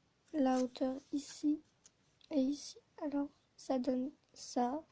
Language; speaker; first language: French; native; French